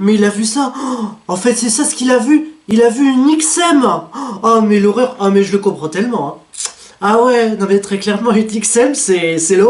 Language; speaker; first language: French; native; French